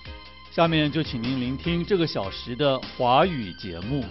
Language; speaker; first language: Chinese; native; Chinese